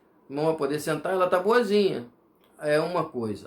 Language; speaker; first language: Portuguese; native; Portuguese